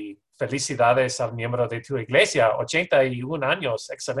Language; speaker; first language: Spanish; non-native, fluent; English